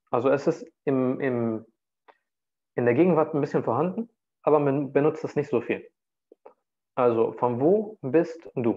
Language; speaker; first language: German; early bilingual, other home language; Turkish